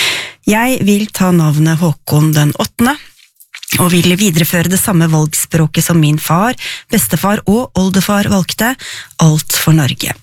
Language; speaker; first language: Norwegian; native; Norwegian